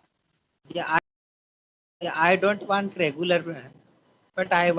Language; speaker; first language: English; non-native, learner; Hindi